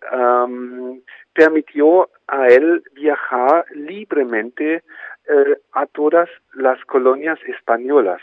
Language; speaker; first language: Spanish; non-native, fluent; German